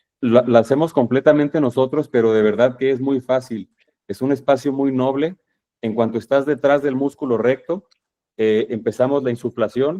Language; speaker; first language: Spanish; native; Spanish